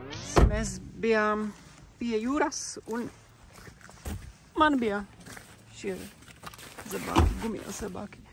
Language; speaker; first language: Latvian; non-native, learner; Czech